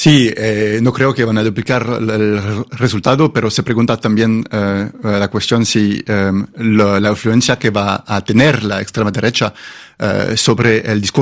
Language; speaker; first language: Spanish; non-native, fluent; German